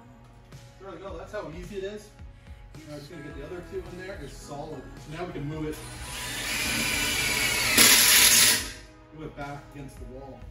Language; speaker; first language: English; native; English